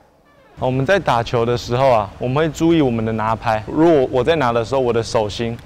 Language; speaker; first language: Chinese; native; Chinese